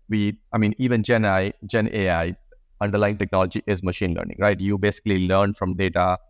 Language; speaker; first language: English; non-native, local second language; Hindi